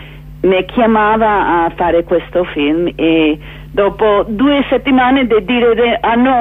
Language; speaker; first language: Italian; non-native, fluent; English